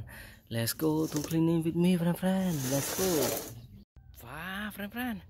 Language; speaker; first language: English; non-native, learner; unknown